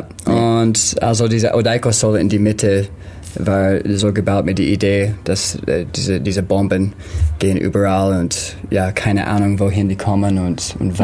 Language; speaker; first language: German; non-native, learner; English